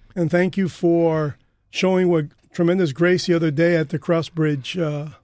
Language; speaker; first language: English; native; English